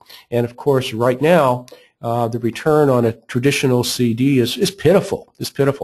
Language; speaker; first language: English; native; English